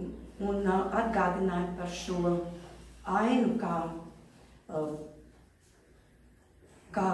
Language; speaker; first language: Latvian; non-native, local second language; Russian